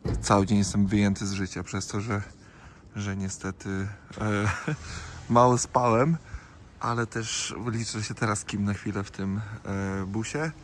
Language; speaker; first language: Polish; native; Polish